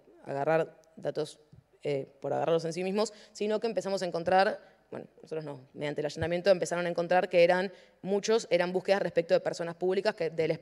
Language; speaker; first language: Spanish; native; Spanish